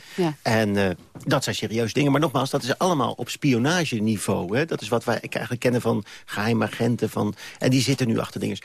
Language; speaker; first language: Dutch; native; Dutch